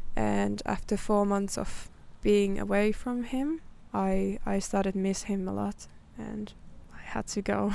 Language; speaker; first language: English; non-native, fluent; Finnish